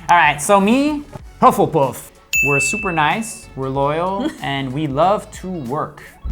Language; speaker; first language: English; native; English